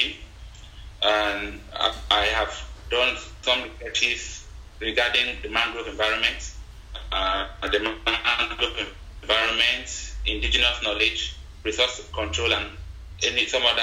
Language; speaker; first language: English; non-native, local second language; Ibibio